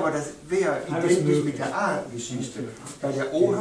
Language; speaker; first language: German; native; German